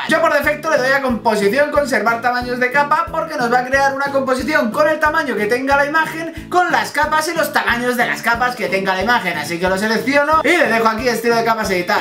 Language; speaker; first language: Spanish; native; Spanish